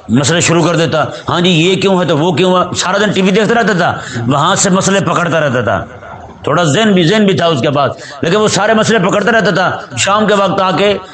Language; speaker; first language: Urdu; non-native, local second language; Punjabi